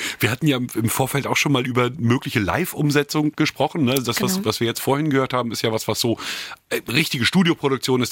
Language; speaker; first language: German; native; German